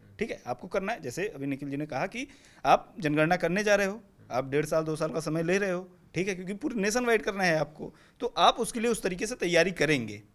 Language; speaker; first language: Hindi; native; Hindi